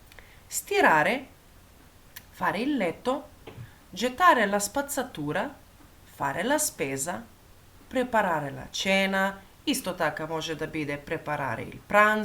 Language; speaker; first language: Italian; non-native, fluent; Macedonian